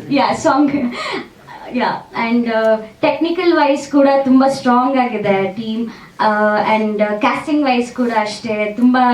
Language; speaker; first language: Kannada; native; Kannada